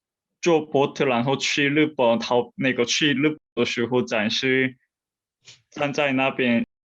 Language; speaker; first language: Chinese; non-native, fluent; Korean